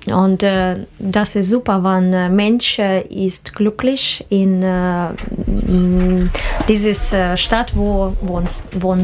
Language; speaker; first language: German; non-native, learner; Russian